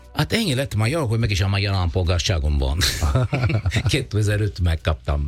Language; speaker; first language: Hungarian; non-native, learner; Italian